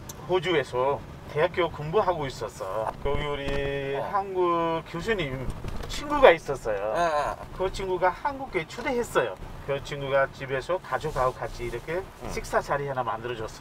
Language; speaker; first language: Korean; non-native, fluent; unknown